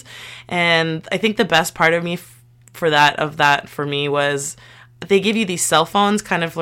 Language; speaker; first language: English; native; English